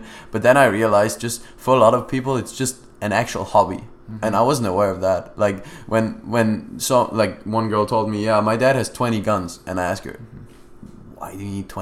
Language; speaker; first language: English; non-native, fluent; German